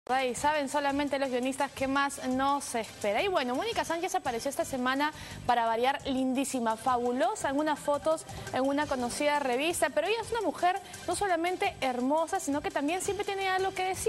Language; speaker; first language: Spanish; native; Spanish